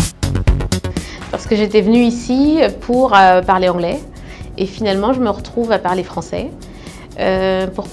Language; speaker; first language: French; native; French